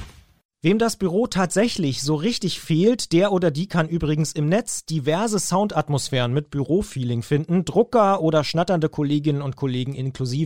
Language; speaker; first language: German; native; German